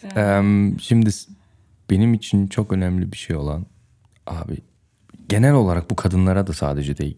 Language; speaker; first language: Turkish; early bilingual, heritage; Turkish